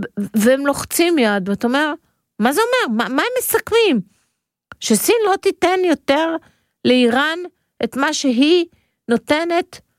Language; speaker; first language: Hebrew; native; Hebrew